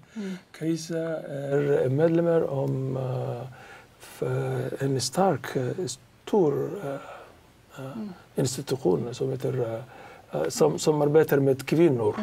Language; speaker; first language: Swedish; non-native, learner; Somali